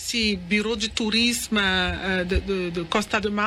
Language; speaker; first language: Portuguese; non-native, learner; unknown